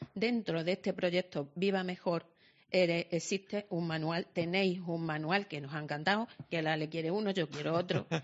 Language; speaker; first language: Spanish; native; Spanish